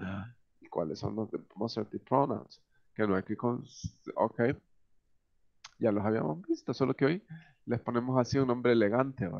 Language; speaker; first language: Spanish; native; Spanish